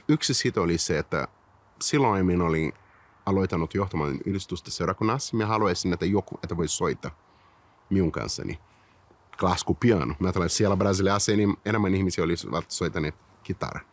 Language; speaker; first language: Finnish; non-native, fluent; Portuguese